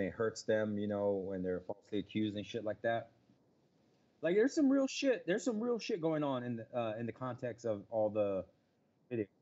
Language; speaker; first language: English; native; English